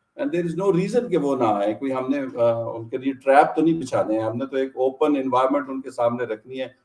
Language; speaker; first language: Urdu; native; Urdu